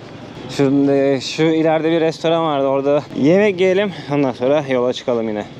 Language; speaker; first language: Turkish; native; Turkish